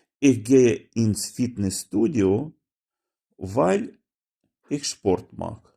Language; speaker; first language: German; non-native, fluent; Ukrainian